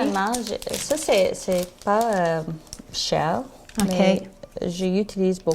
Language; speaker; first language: French; non-native, learner; English